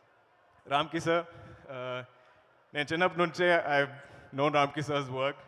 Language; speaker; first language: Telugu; non-native, learner; Malayalam